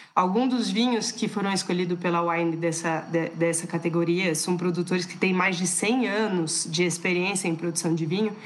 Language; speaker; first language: Portuguese; non-native, fluent; French